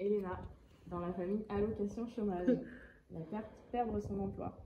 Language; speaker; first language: French; native; French